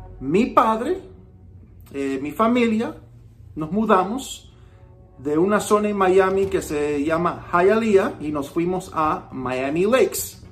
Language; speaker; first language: Spanish; early bilingual, heritage; Spanish